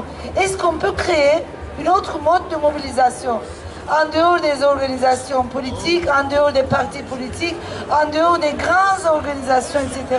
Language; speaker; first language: French; non-native, fluent; Turkish